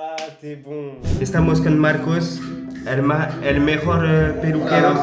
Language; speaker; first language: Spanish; non-native, learner; French